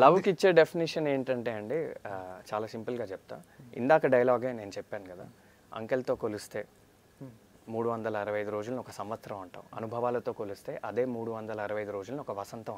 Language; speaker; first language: Telugu; native; Telugu